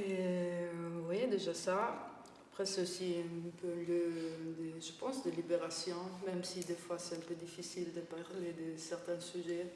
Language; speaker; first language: French; non-native, fluent; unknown